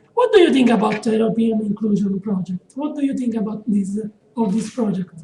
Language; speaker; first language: English; non-native, learner; Italian